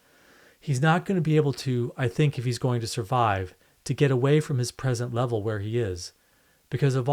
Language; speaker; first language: English; native; English